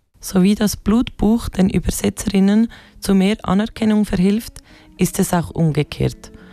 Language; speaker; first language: German; native; German